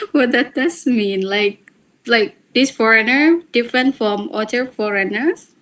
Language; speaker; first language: English; non-native, learner; Thai